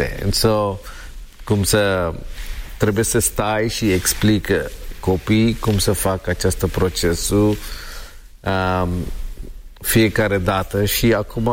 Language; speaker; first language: Romanian; non-native, learner; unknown